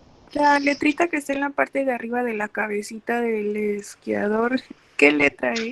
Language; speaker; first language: Spanish; native; Spanish